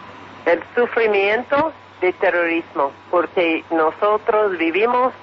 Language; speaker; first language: Spanish; non-native, fluent; English